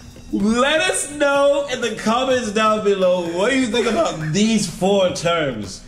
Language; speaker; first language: English; native; English